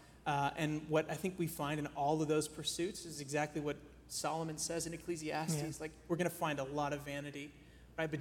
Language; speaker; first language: English; native; English